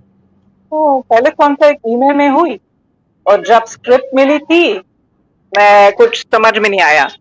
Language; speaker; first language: Hindi; non-native, fluent; German